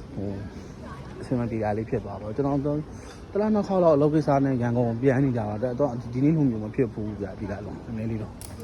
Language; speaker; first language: Burmese; native; Burmese